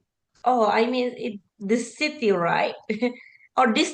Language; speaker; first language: English; non-native, learner; Indonesian